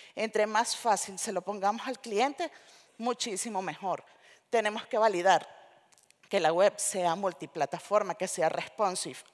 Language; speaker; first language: Spanish; native; Spanish